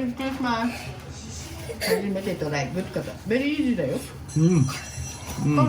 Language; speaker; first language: Japanese; native; Japanese